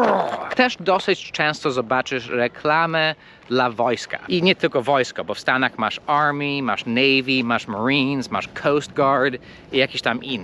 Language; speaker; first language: Polish; non-native, fluent; English